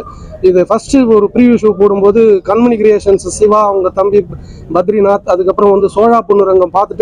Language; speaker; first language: Tamil; native; Tamil